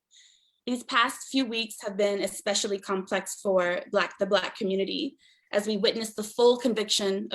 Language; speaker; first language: English; native; English